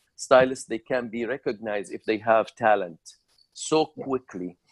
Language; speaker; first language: English; non-native, fluent; Arabic